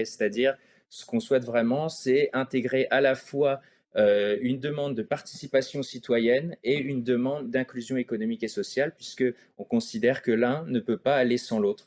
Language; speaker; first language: French; native; French